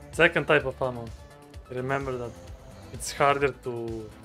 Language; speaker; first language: English; non-native, learner; Croatian